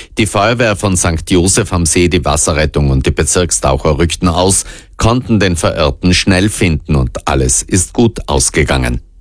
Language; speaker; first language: German; native; German